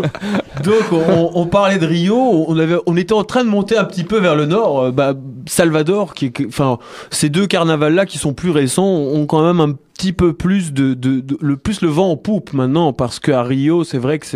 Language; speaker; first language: French; native; French